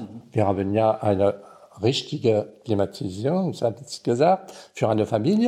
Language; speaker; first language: German; non-native, learner; French